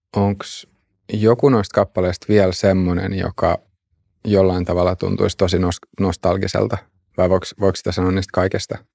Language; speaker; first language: Finnish; native; Finnish